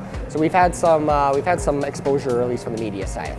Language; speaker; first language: English; native; English